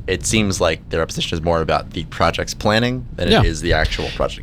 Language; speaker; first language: English; native; English